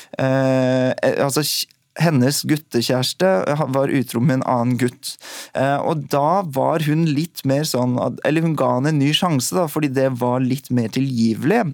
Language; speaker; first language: Norwegian; early bilingual, other home language; Urdu